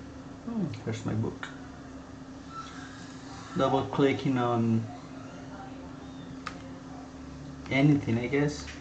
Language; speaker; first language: English; non-native, fluent; Spanish